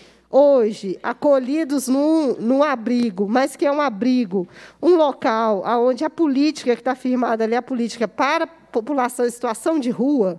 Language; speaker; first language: Portuguese; native; Portuguese